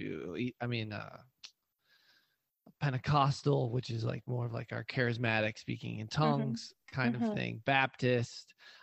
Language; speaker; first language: English; native; English